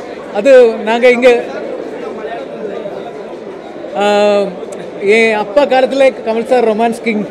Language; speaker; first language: Tamil; non-native, learner; Malayalam